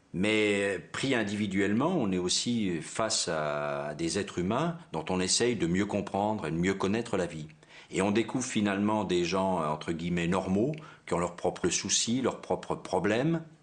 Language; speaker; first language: French; native; French